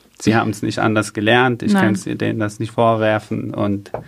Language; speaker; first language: German; early bilingual, other home language; Arabic